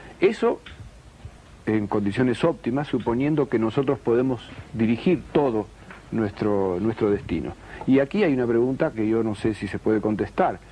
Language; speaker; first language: Spanish; native; Spanish